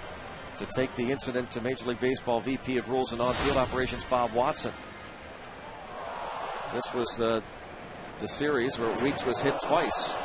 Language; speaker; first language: English; native; English